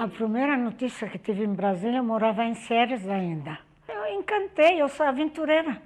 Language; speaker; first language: Portuguese; non-native, fluent; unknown